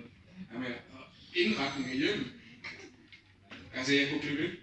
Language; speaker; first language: Danish; early bilingual, other home language; Vietnamese